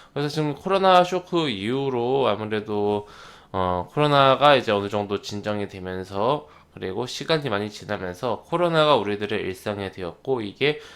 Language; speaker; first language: Korean; native; Korean